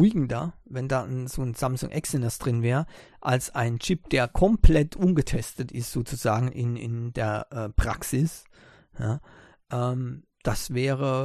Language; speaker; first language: German; native; German